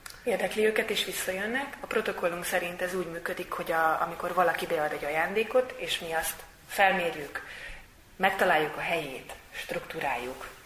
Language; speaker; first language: Hungarian; native; Hungarian